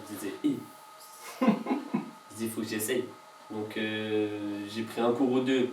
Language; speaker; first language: French; native; French